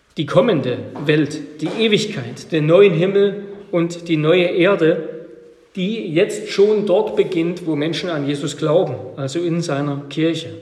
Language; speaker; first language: German; native; German